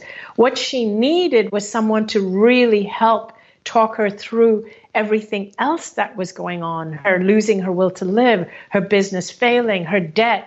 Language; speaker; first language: English; native; English